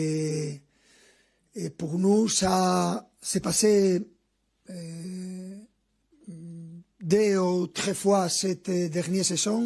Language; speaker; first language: French; non-native, fluent; Spanish